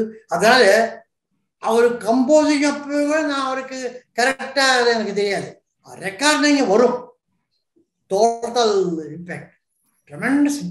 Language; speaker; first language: Tamil; non-native, local second language; Telugu